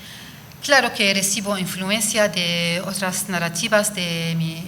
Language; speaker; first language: Spanish; non-native, fluent; Arabic